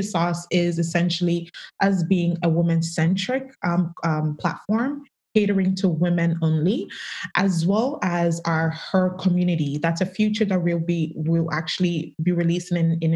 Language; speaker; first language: English; native; English